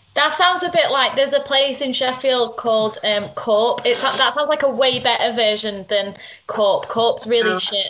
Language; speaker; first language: English; native; English